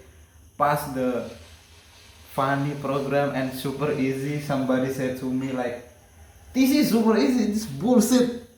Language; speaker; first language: English; non-native, learner; Indonesian